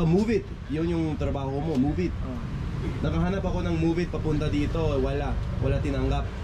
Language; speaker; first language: Filipino; non-native, learner; English